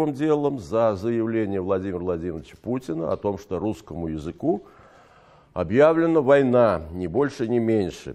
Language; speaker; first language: Russian; native; Russian